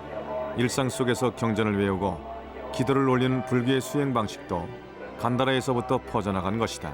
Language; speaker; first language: Korean; native; Korean